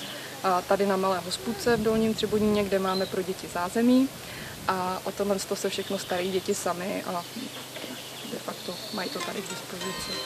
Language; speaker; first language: Czech; native; Czech